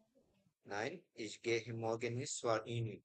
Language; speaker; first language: German; non-native, fluent; Bangla